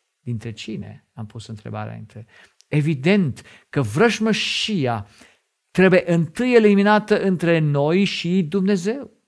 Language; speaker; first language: Romanian; non-native, fluent; German